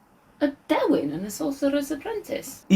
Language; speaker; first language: Welsh; non-native, learner; English